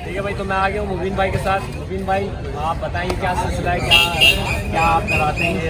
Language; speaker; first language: Urdu; native; Urdu